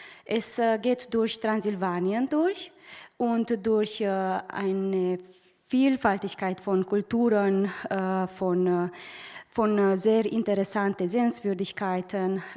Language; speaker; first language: German; non-native, fluent; Romanian